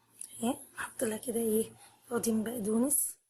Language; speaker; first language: Arabic; native; Arabic